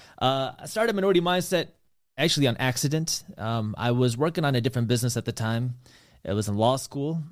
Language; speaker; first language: English; early bilingual, other home language; Punjabi